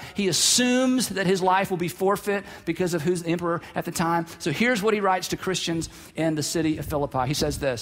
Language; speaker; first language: English; native; English